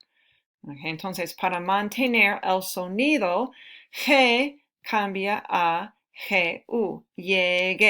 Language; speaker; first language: Spanish; non-native, fluent; English